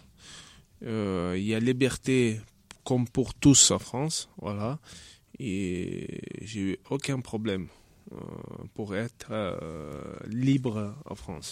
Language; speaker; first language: French; non-native, learner; Chechen